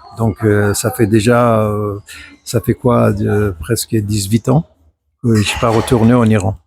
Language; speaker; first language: French; non-native, fluent; Persian